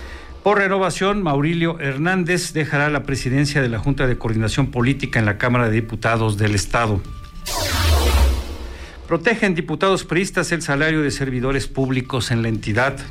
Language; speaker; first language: Spanish; native; Spanish